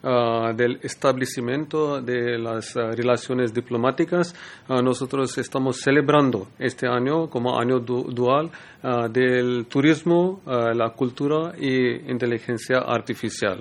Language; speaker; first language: Spanish; non-native, learner; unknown